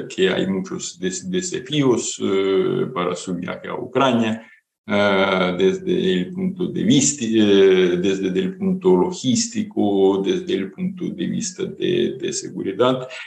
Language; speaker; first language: Spanish; non-native, fluent; Ukrainian